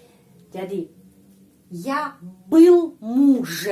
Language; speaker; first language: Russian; non-native, fluent; Indonesian